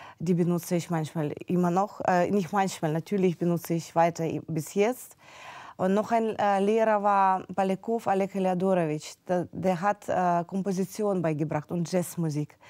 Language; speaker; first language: German; non-native, fluent; Russian